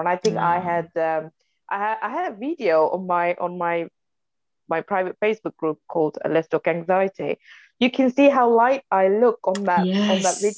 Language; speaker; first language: English; non-native, local second language; Sinhala